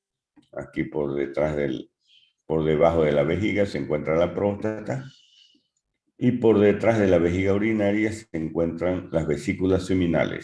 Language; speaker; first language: Spanish; native; Spanish